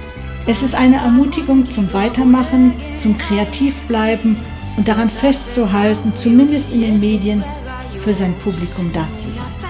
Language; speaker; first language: German; non-native, fluent; Haitian Creole